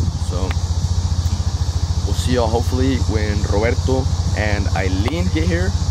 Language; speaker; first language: English; early bilingual, other home language; Spanish